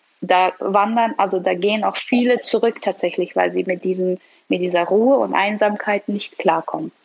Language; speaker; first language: German; early bilingual, other home language; Persian